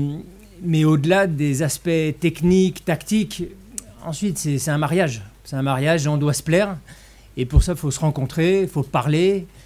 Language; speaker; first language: French; native; French